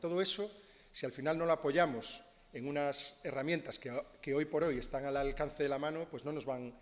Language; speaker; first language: Spanish; native; Spanish